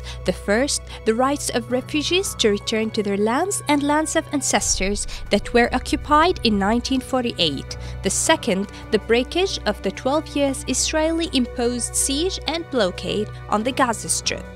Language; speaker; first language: English; non-native, fluent; Arabic